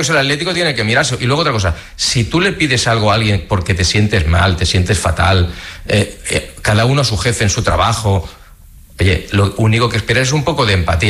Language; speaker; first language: Spanish; native; Spanish